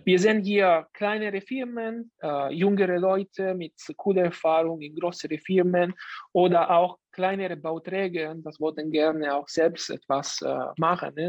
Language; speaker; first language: German; non-native, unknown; Italian